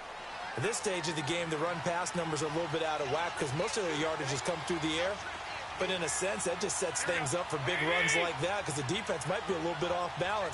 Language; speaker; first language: English; native; English